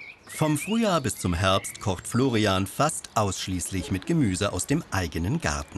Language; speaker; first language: German; native; German